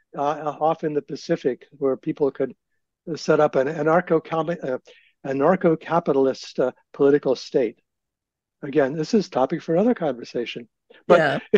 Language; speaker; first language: English; native; English